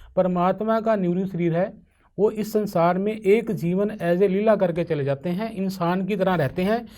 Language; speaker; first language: Hindi; non-native, local second language; Punjabi